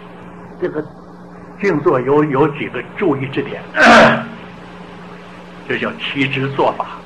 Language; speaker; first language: Chinese; native; Chinese